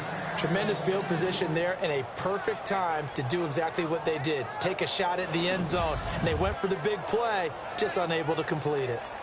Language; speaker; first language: English; native; English